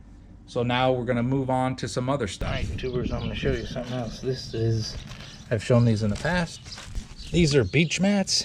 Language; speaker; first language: English; native; English